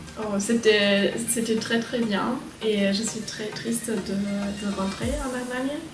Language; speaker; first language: French; non-native, fluent; German